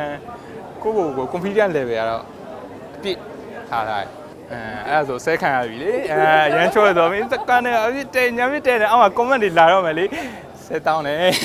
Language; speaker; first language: Burmese; native; Burmese